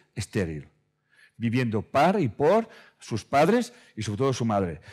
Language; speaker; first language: Spanish; native; Spanish